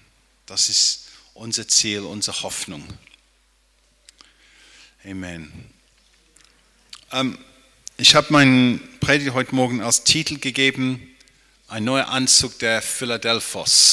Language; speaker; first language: German; non-native, fluent; English